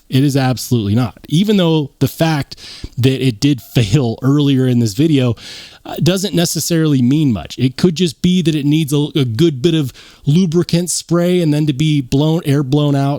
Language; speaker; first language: English; native; English